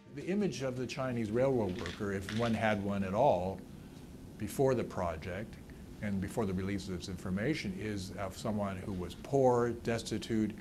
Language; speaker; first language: English; native; English